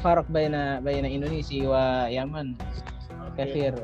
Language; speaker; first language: Arabic; non-native, learner; Indonesian